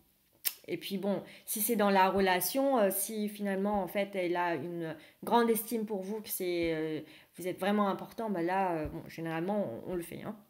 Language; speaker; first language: French; early bilingual, other home language; Vietnamese